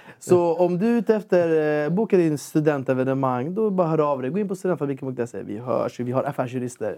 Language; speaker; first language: Swedish; native; Swedish